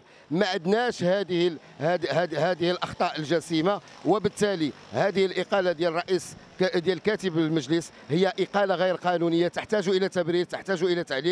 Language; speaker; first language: Arabic; native; Arabic